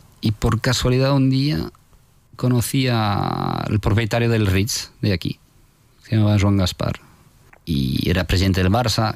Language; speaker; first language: Spanish; non-native, fluent; French